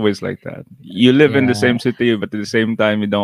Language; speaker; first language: English; non-native, local second language; Cebuano